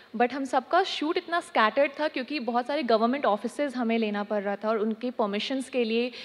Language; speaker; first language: Hindi; native; Hindi